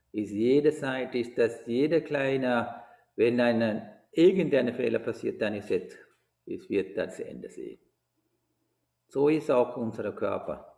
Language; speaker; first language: German; non-native, fluent; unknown